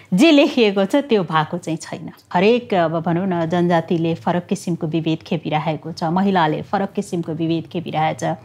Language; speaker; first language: Nepali; non-native, local second language; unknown